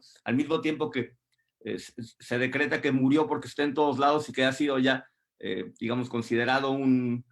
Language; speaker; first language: Spanish; native; Spanish